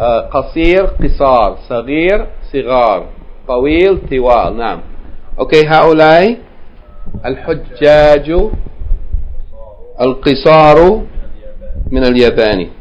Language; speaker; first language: Arabic; non-native, fluent; English